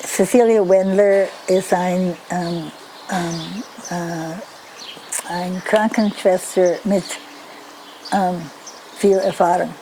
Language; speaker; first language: German; non-native, learner; English